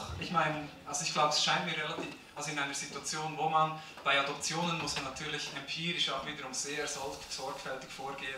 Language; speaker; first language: German; native; German